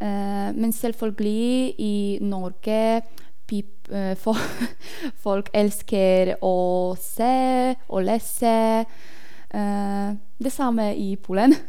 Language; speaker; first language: Norwegian; non-native, learner; Polish